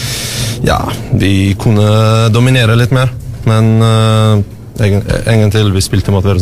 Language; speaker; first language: Norwegian; non-native, learner; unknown